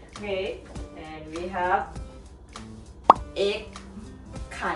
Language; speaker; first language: English; non-native, learner; Thai